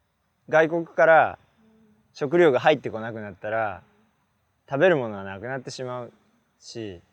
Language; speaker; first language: Japanese; native; Japanese